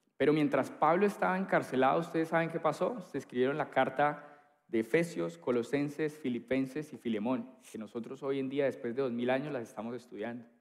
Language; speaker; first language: Spanish; native; Spanish